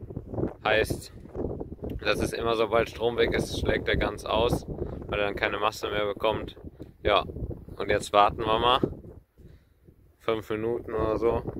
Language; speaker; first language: German; native; German